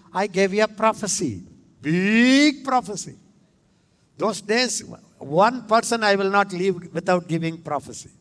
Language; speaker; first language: English; non-native, local second language; Tamil